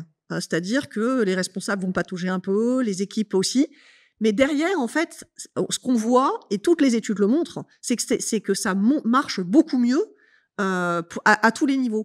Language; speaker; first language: French; native; French